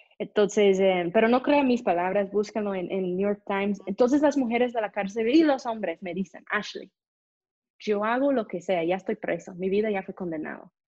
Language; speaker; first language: Spanish; non-native, fluent; English